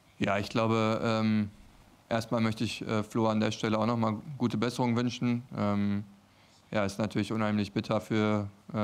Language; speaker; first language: German; native; German